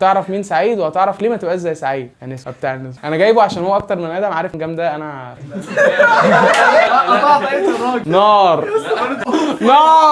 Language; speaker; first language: Arabic; native; Arabic